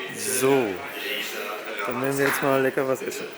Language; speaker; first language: German; native; German